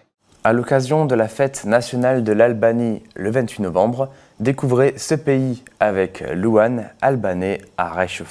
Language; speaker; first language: French; native; French